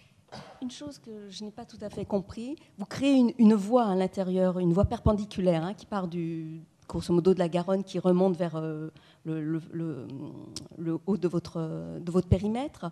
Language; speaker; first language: French; native; French